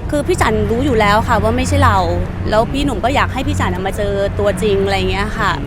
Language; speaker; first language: Thai; native; Thai